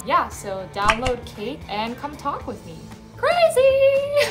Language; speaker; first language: English; early bilingual, other home language; Korean